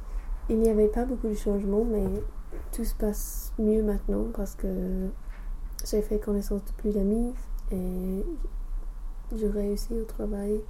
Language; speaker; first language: French; non-native, fluent; English